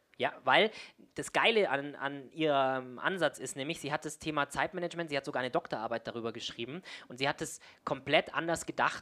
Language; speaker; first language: German; native; German